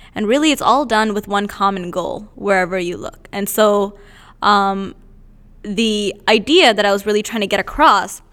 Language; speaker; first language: English; native; English